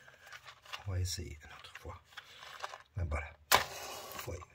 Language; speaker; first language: French; non-native, fluent; Portuguese